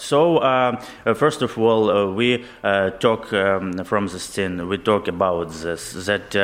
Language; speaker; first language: English; non-native, learner; Ukrainian